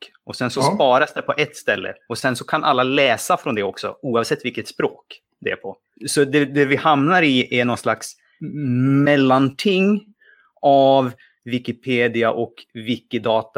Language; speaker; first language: Swedish; native; Swedish